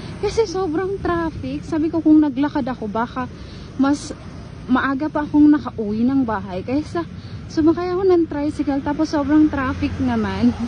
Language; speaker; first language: Filipino; non-native, local second language; Bikol